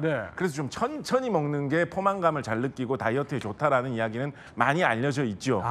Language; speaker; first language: Korean; native; Korean